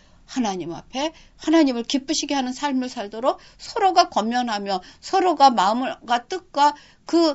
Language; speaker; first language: Korean; native; Korean